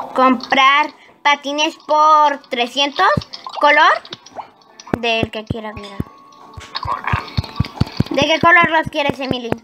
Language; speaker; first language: Spanish; native; Spanish